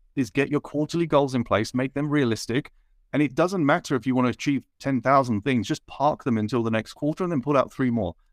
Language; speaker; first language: English; native; English